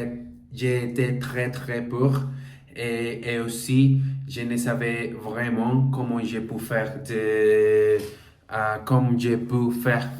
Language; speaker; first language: French; non-native, learner; Portuguese